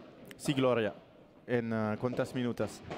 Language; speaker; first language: Spanish; non-native, learner; French